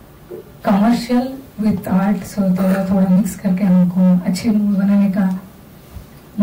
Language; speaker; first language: Hindi; non-native, local second language; Kannada